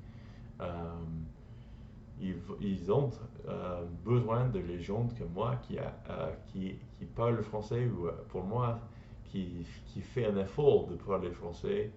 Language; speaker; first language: French; non-native, learner; English